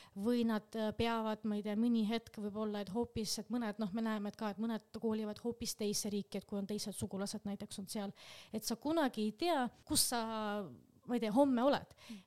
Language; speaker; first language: Estonian; non-native, local second language; Russian